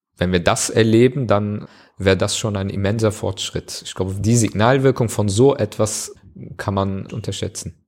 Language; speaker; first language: German; early bilingual, other home language; Turkish